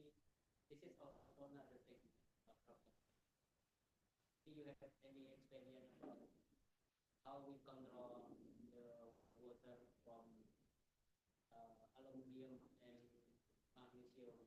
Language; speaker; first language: English; non-native, learner; Indonesian